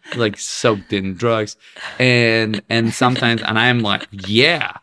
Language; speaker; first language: English; non-native, fluent; Spanish